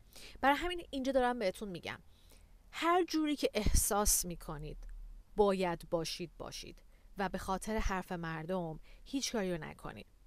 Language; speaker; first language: Persian; native; Persian